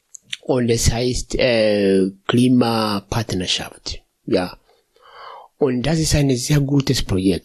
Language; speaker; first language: German; non-native, fluent; Swahili